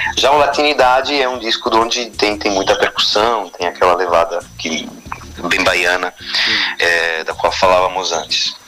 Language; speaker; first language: Portuguese; non-native, fluent; Spanish